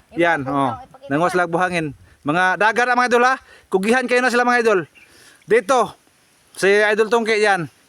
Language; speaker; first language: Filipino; non-native, local second language; Cebuano